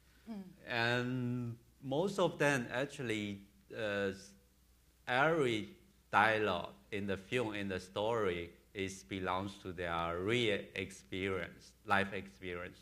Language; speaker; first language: English; non-native, learner; Chinese